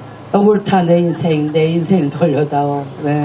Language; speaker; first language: Korean; native; Korean